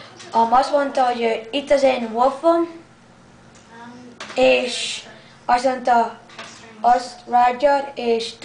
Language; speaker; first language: Hungarian; early bilingual, heritage; English